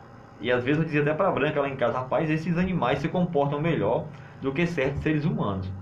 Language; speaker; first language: Portuguese; native; Portuguese